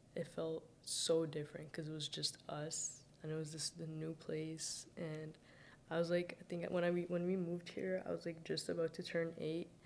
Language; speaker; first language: English; early bilingual, other home language; Arabic